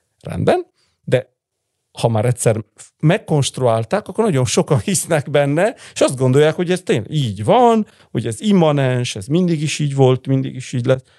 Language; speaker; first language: Hungarian; early bilingual, heritage; Italian